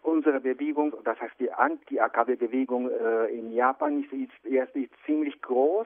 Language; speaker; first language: German; non-native, fluent; Japanese